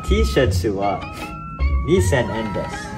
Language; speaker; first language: Japanese; non-native, learner; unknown